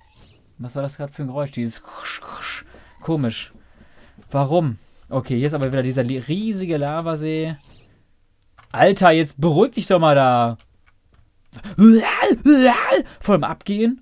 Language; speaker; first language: German; native; German